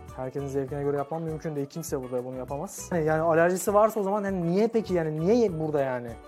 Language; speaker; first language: Turkish; native; Turkish